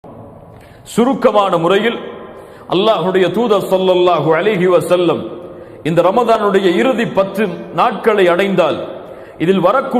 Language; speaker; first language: Tamil; native; Tamil